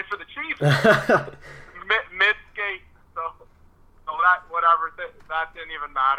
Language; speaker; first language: English; non-native, fluent; French